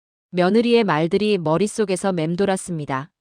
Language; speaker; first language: Korean; native; Korean